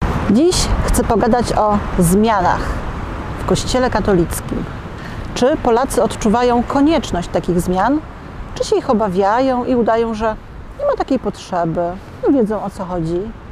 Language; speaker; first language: Polish; native; Polish